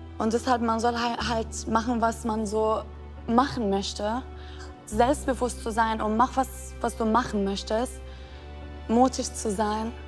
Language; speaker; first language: German; non-native, fluent; Arabic